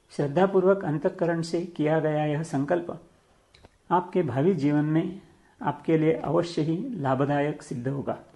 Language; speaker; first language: Hindi; non-native, local second language; Marathi